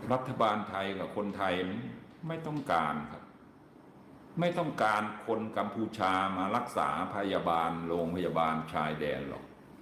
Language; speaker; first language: Thai; native; Thai